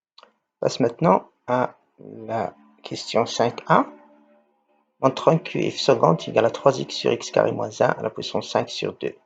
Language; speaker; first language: French; non-native, local second language; Arabic